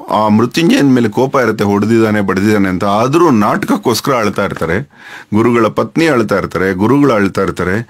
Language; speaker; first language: Kannada; native; Kannada